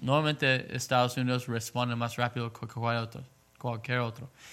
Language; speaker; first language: Spanish; non-native, fluent; English